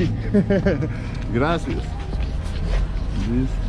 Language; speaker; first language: Spanish; non-native, learner; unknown